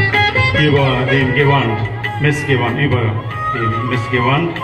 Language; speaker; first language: German; non-native, fluent; Telugu